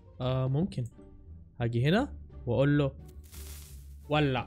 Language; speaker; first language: Arabic; native; Arabic